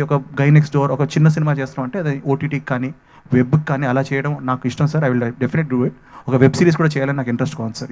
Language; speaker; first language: Telugu; native; Telugu